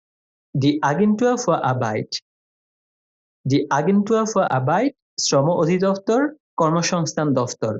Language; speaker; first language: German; non-native, fluent; Bangla